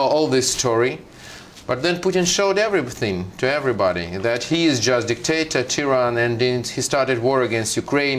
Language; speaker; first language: English; non-native, fluent; Russian